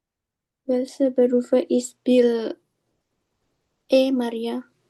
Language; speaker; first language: German; non-native, learner; Indonesian